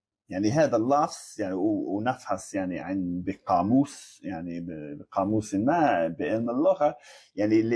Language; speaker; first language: Arabic; non-native, fluent; English